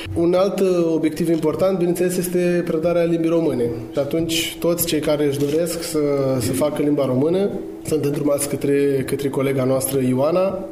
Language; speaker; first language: Romanian; native; Romanian